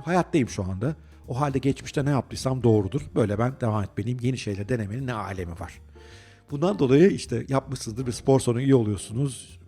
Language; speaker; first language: Turkish; native; Turkish